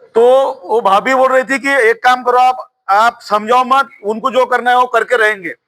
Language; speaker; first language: Hindi; non-native, local second language; Marathi